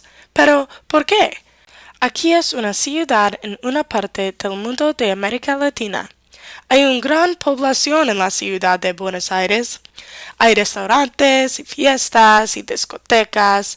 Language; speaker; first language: Spanish; non-native, learner; English